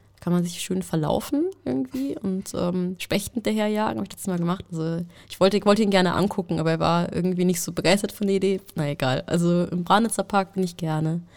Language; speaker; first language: German; native; German